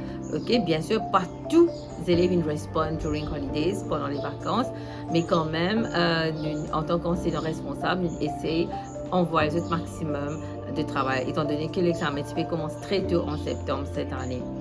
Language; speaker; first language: French; non-native, local second language; Morisyen